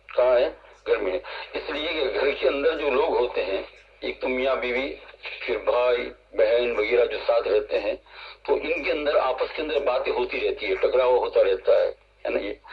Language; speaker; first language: Urdu; non-native, local second language; Gujarati